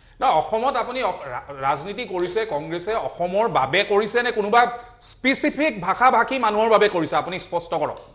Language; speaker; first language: Assamese; native; Assamese